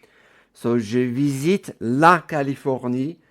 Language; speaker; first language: French; non-native, fluent; English